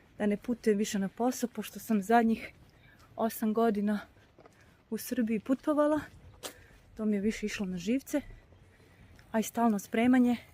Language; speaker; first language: Bosnian; native; Bosnian